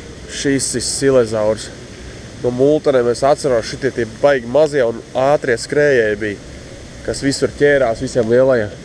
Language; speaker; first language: Latvian; native; Latvian